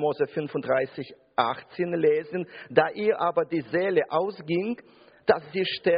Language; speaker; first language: German; non-native, fluent; Russian